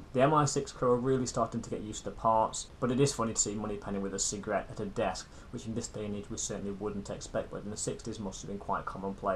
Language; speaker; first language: English; native; English